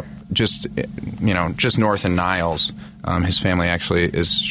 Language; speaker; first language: English; native; English